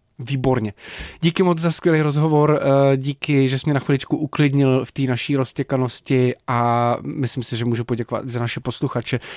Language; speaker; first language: Czech; native; Czech